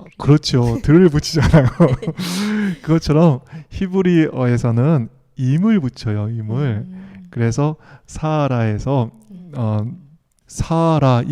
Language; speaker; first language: Korean; native; Korean